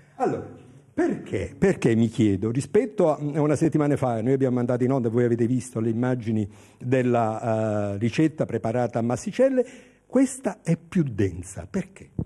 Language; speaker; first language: Italian; native; Italian